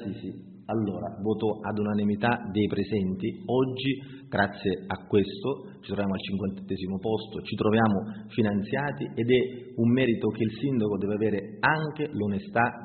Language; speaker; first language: Italian; native; Italian